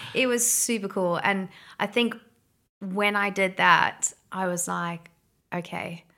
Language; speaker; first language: English; native; English